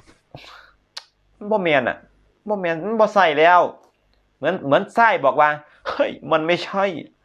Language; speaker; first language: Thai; native; Thai